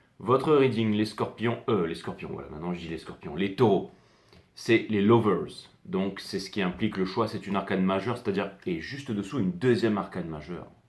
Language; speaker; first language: French; native; French